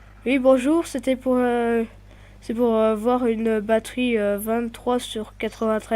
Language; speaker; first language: French; native; French